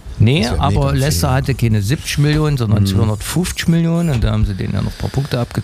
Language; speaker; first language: German; native; German